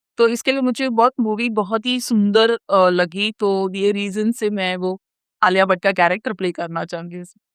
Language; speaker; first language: Hindi; non-native, local second language; Malayalam